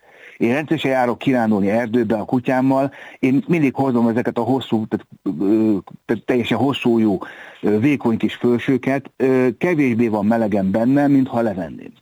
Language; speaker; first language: Hungarian; native; Hungarian